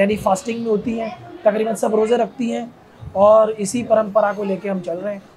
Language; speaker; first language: Urdu; non-native, local second language; Gujarati